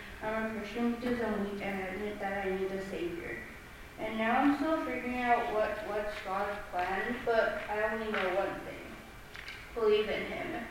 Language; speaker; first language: English; non-native, fluent; Chinese